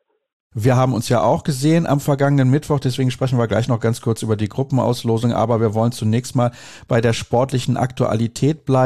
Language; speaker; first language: German; native; German